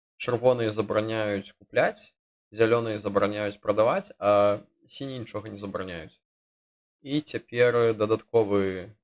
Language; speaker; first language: Belarusian; non-native, local second language; Russian